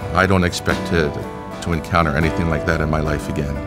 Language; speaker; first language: English; native; English